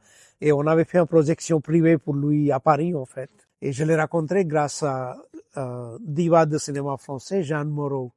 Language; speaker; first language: French; non-native, fluent; Gujarati